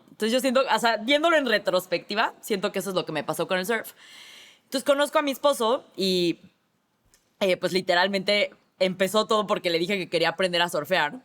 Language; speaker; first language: Spanish; native; Spanish